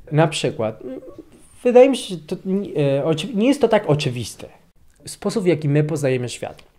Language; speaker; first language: Polish; non-native, fluent; Spanish